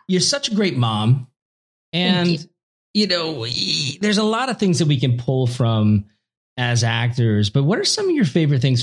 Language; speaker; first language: English; native; English